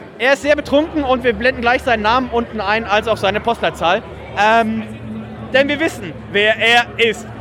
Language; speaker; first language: German; native; German